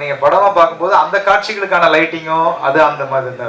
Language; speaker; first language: Tamil; native; Tamil